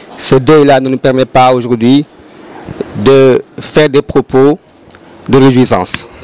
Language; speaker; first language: French; non-native, local second language; Wolof